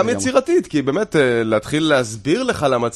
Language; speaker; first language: Hebrew; native; Hebrew